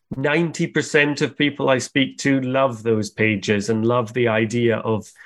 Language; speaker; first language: English; native; English